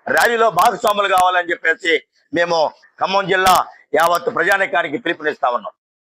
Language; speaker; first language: Telugu; native; Telugu